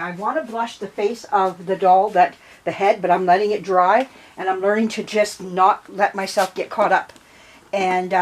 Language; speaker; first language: English; native; English